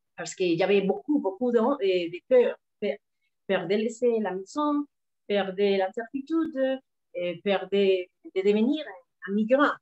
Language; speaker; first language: French; non-native, learner; Spanish